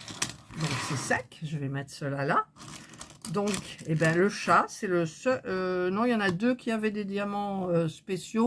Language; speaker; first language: French; native; French